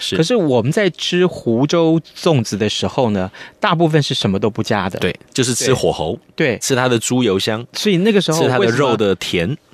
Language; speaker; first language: Chinese; native; Chinese